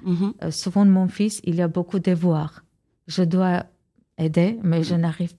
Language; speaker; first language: French; non-native, learner; Armenian